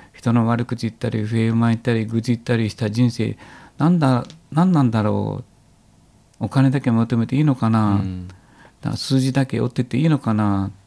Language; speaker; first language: Japanese; native; Japanese